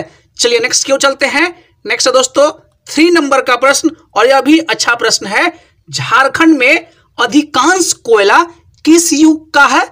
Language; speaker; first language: Hindi; native; Hindi